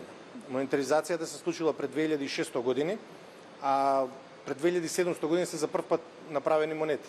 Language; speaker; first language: Macedonian; native; Macedonian